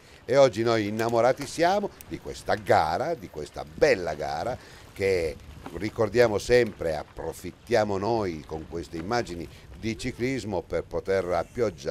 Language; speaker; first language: Italian; native; Italian